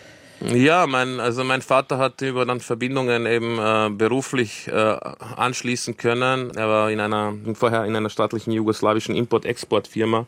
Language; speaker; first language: German; early bilingual, other home language; Croatian